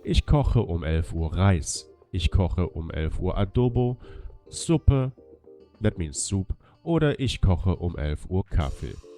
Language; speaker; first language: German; non-native, fluent; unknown